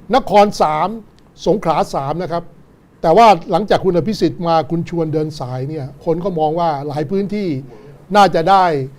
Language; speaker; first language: Thai; native; Thai